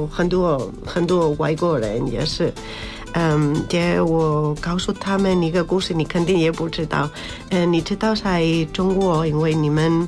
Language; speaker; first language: Chinese; non-native, learner; Spanish